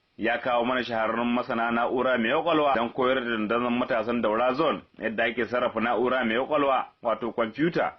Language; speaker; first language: Hausa; native; Hausa